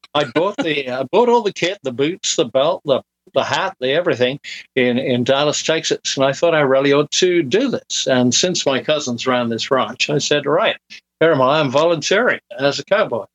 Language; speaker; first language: English; native; English